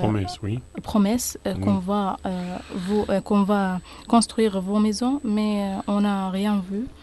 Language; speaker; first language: French; non-native, learner; Arabic